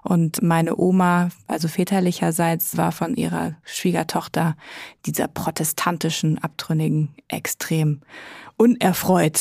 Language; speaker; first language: German; native; German